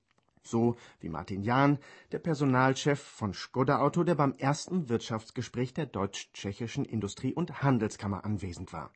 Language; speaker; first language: German; native; German